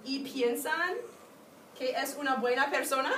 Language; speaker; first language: Spanish; non-native, fluent; English